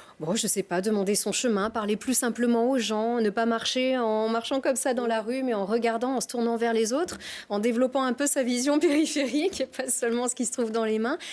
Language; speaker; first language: French; native; French